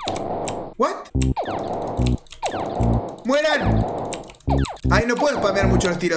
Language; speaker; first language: Spanish; native; Spanish